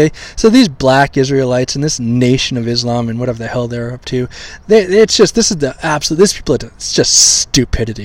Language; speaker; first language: English; native; English